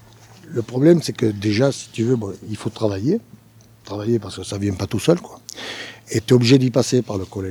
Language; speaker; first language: French; native; French